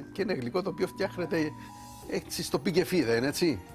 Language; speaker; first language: Greek; native; Greek